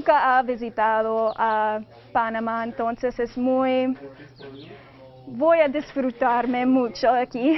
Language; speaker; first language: Spanish; non-native, learner; English